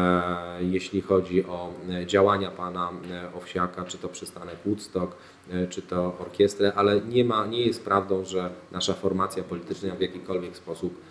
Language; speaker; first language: Polish; native; Polish